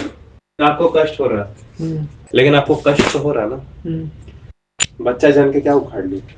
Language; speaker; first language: Hindi; native; Hindi